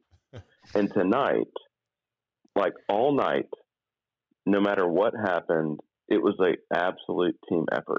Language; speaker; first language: English; native; English